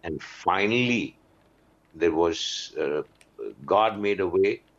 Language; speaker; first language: English; non-native, local second language; Urdu